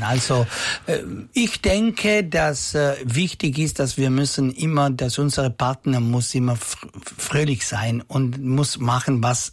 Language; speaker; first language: German; non-native, fluent; Italian